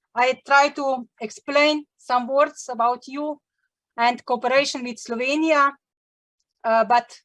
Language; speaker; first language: English; non-native, learner; Slovenian